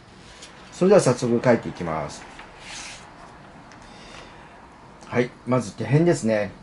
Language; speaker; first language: Japanese; native; Japanese